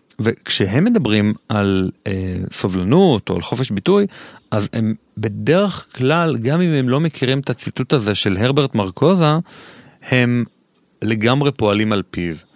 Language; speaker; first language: Hebrew; native; Hebrew